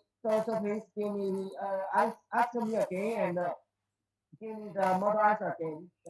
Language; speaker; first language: English; non-native, learner; Chinese